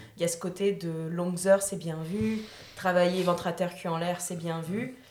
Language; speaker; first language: French; native; French